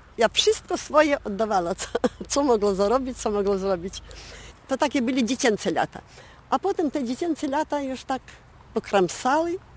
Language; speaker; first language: Polish; early bilingual, heritage; Polish